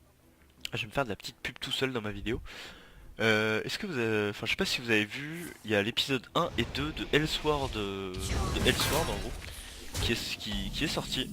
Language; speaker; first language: French; native; French